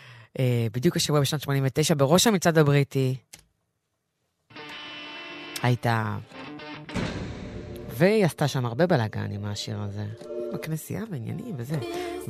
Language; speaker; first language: Hebrew; native; Hebrew